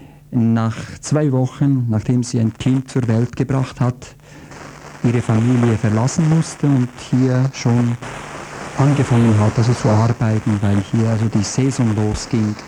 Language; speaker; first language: German; non-native, fluent; Croatian